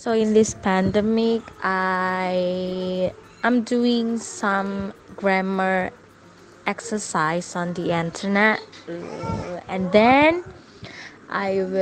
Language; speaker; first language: English; non-native, learner; Indonesian